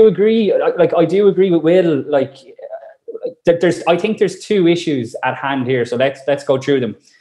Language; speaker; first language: English; native; English